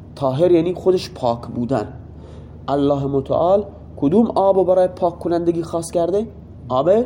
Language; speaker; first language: Persian; non-native, local second language; Baluchi